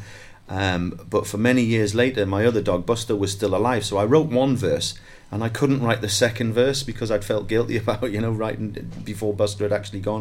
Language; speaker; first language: English; native; English